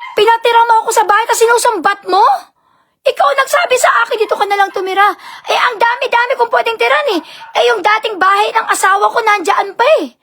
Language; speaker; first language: Filipino; native; Filipino